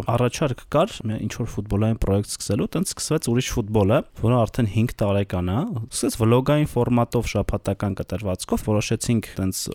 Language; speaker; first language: Armenian; native; Armenian